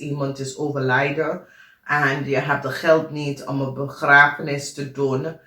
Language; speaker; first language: Dutch; non-native, learner; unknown